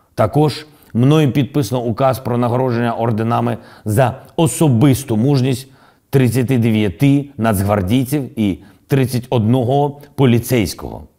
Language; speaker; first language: Ukrainian; non-native, local second language; Russian